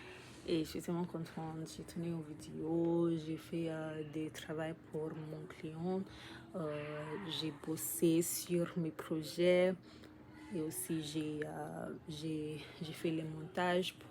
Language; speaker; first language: French; non-native, learner; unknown